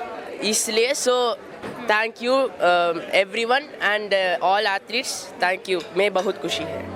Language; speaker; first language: Hindi; non-native, local second language; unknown